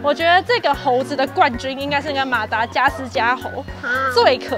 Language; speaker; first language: Chinese; native; Chinese